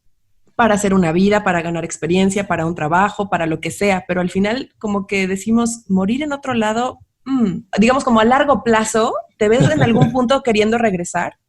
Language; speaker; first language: Spanish; native; Spanish